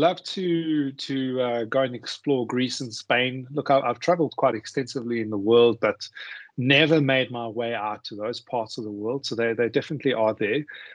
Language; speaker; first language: English; native; English